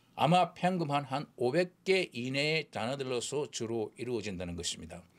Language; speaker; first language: Korean; native; Korean